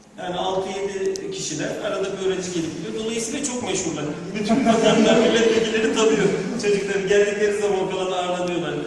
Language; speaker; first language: Turkish; native; Turkish